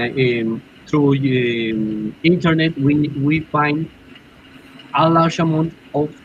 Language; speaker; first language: English; non-native, learner; Spanish